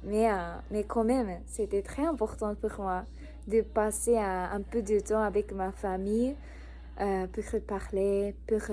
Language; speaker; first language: French; non-native, learner; Japanese